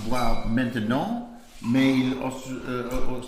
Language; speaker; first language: French; non-native, learner; English